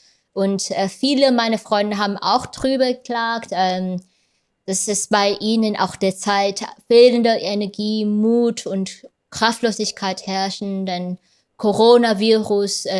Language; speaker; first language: German; non-native, fluent; Vietnamese